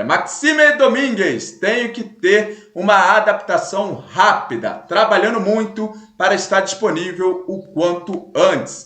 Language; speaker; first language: Portuguese; native; Portuguese